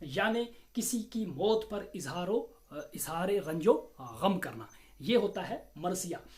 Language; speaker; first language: Urdu; non-native, local second language; Kashmiri